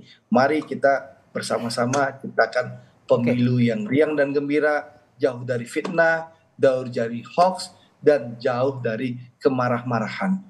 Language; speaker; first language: Indonesian; native; Indonesian